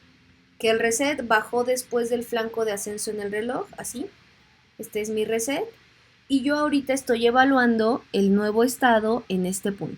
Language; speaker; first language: Spanish; native; Spanish